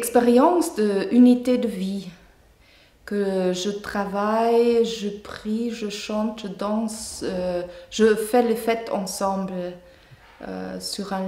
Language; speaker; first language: French; non-native, fluent; German